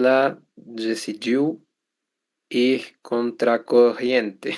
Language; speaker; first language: Portuguese; non-native, learner; Spanish